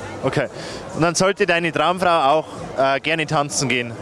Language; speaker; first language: German; native; German